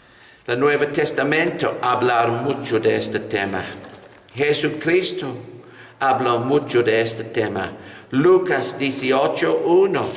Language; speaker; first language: Spanish; non-native, fluent; English